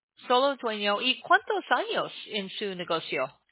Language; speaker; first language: Spanish; non-native, learner; English